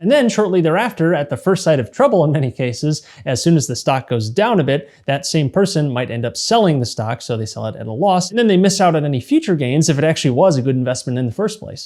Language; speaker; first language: English; native; English